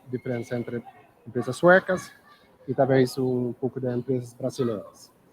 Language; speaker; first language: Portuguese; non-native, fluent; Swedish